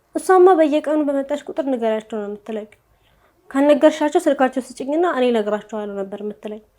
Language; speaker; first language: Amharic; native; Amharic